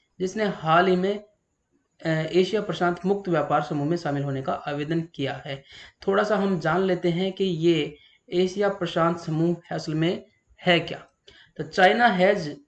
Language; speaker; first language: Hindi; native; Hindi